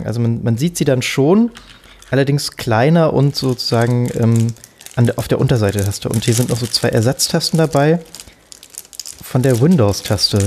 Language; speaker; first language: German; native; German